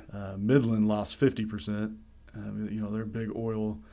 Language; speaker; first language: English; native; English